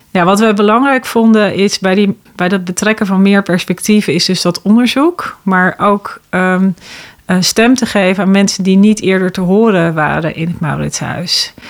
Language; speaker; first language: Dutch; native; Dutch